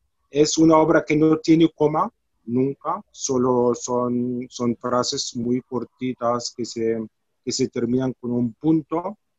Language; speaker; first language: Spanish; non-native, fluent; Arabic